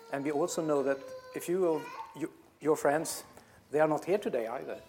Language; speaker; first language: English; non-native, fluent; Swedish